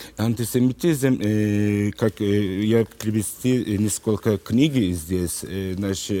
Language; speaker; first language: Russian; non-native, learner; Turkish